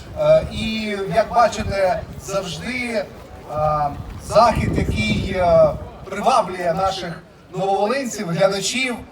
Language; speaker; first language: Ukrainian; native; Ukrainian